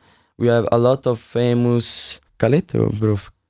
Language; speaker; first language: English; non-native, learner; Italian